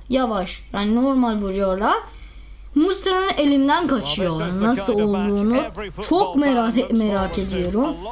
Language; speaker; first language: Turkish; non-native, learner; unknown